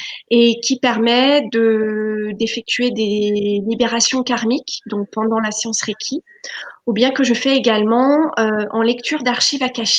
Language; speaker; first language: French; native; French